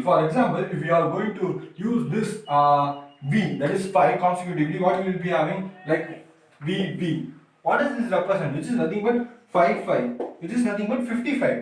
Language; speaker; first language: English; non-native, local second language; Tamil